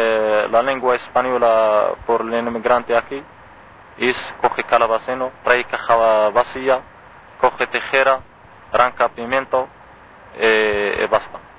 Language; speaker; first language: Spanish; non-native, learner; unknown